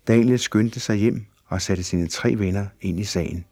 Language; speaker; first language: Danish; native; Danish